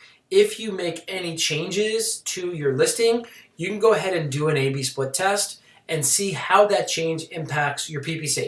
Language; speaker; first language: English; native; English